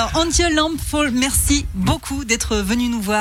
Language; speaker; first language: French; native; French